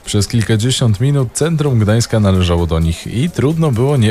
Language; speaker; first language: Polish; native; Polish